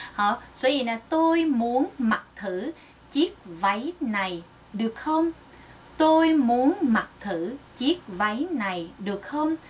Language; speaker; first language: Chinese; non-native, fluent; Vietnamese